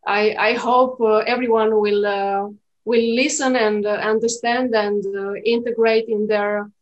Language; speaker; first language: English; non-native, fluent; Romanian